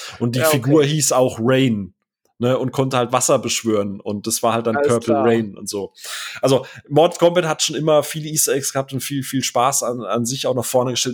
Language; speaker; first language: German; native; German